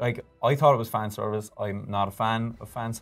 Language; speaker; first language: English; native; English